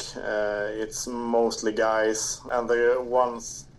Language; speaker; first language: English; non-native, fluent; Swedish